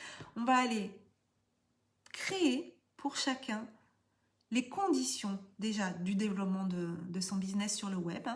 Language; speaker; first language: French; native; French